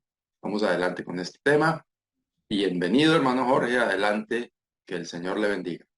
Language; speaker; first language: Spanish; native; Spanish